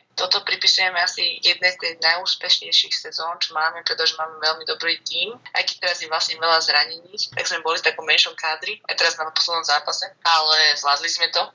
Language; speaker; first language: Slovak; native; Slovak